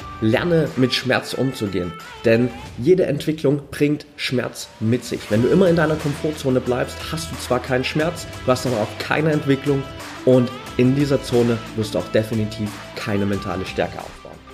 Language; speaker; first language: German; native; German